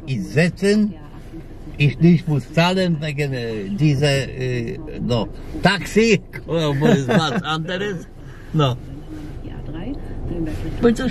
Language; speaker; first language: German; non-native, learner; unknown